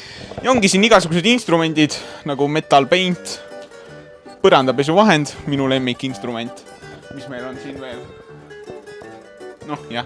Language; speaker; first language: Estonian; native; Estonian